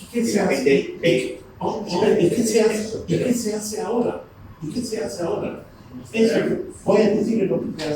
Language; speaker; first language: Spanish; non-native, fluent; Turkish